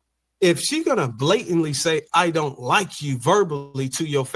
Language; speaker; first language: English; native; English